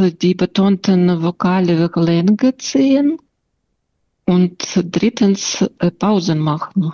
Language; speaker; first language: German; non-native, fluent; Russian